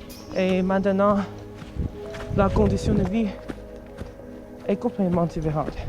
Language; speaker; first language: French; non-native, fluent; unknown